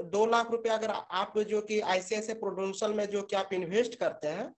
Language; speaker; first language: Hindi; native; Hindi